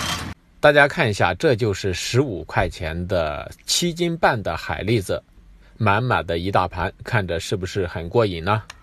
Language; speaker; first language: Chinese; native; Chinese